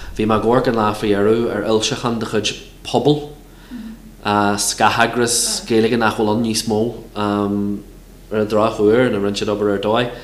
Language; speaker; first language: Irish; non-native, local second language; English